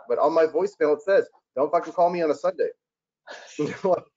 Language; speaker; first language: English; native; English